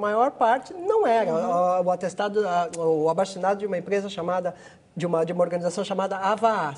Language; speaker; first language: Portuguese; native; Portuguese